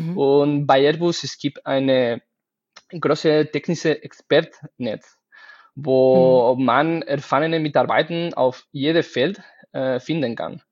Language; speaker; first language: German; non-native, fluent; Spanish